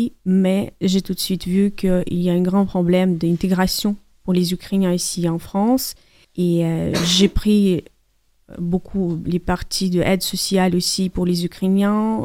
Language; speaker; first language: French; non-native, learner; Ukrainian